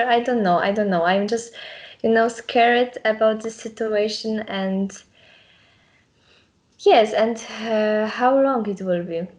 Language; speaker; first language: English; non-native, learner; Polish